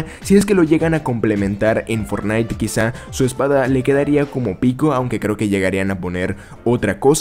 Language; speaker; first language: Spanish; native; Spanish